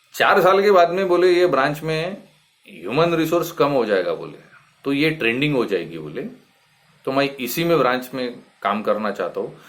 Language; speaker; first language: Hindi; non-native, local second language; Marathi